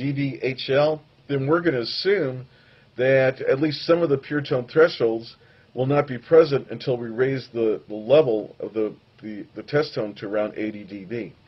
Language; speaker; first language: English; native; English